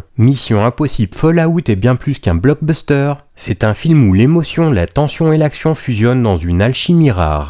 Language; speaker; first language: French; native; French